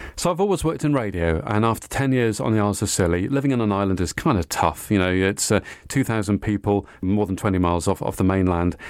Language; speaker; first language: English; native; English